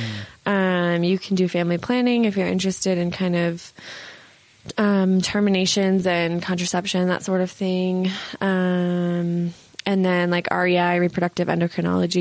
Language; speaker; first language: English; native; English